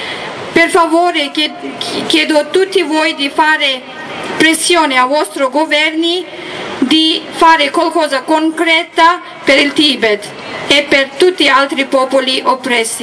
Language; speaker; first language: Italian; non-native, learner; Tibetan